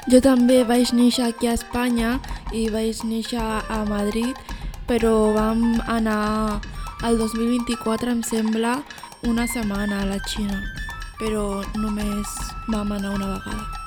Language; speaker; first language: Catalan; non-native, local second language; Spanish